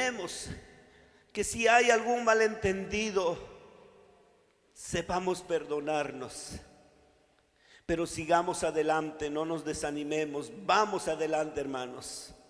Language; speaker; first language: Spanish; native; Spanish